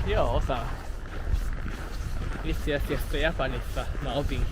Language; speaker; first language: Finnish; non-native, learner; Japanese